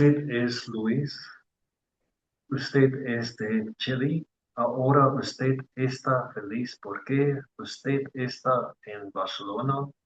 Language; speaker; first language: Spanish; non-native, learner; English